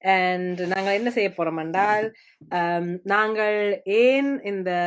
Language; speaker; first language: Tamil; early bilingual, heritage; Tamil